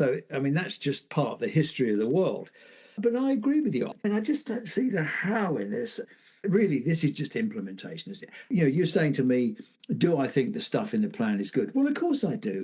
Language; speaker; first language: English; native; English